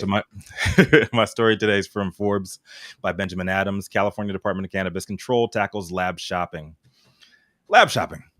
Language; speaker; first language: English; native; English